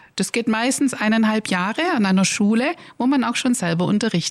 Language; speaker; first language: German; native; German